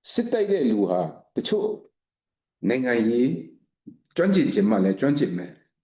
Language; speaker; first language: Burmese; non-native, local second language; Kachin